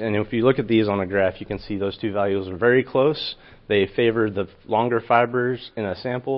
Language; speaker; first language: English; native; English